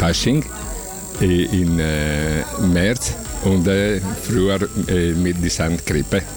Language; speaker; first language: German; non-native, learner; Italian